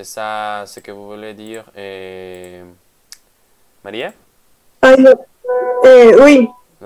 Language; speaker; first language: French; non-native, fluent; Spanish